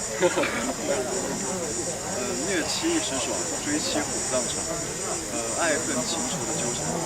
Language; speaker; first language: Chinese; native; Chinese